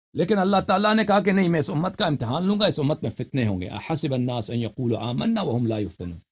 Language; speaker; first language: Urdu; non-native, fluent; Persian